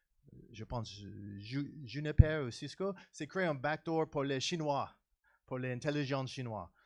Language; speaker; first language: French; non-native, learner; English